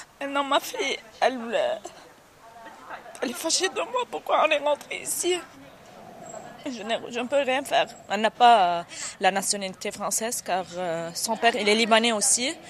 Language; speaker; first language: French; non-native, local second language; Arabic